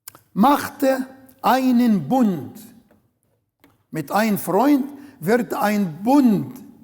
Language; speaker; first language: German; non-native, learner; Arabic